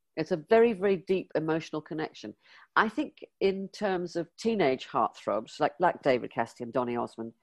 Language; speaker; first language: English; native; English